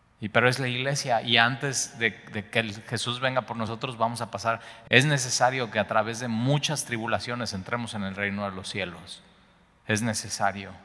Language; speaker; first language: Spanish; native; Spanish